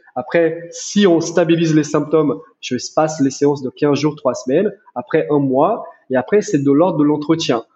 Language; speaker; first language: French; non-native, fluent; Portuguese